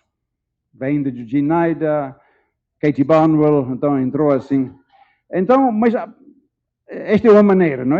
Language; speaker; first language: Portuguese; non-native, fluent; Dutch